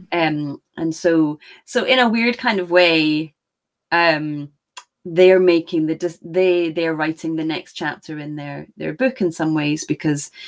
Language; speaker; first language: English; native; English